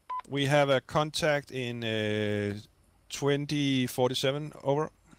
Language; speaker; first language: English; non-native, fluent; Danish